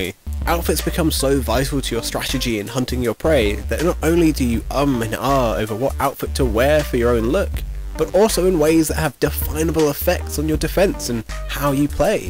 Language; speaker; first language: English; native; English